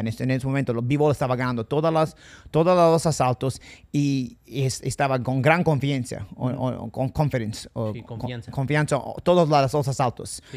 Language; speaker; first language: Spanish; non-native, fluent; English